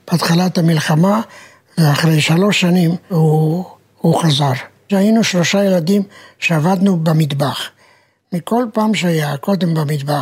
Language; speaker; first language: Hebrew; non-native, fluent; Romanian